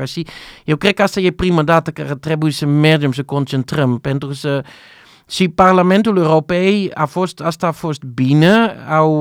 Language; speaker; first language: Romanian; non-native, learner; Dutch